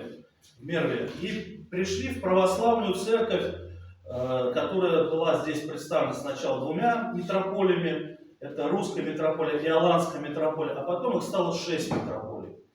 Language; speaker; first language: Russian; native; Russian